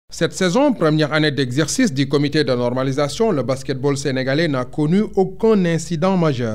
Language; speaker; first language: French; non-native, local second language; Wolof